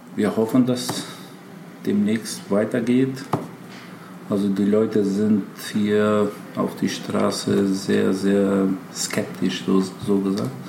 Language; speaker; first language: German; non-native, fluent; Albanian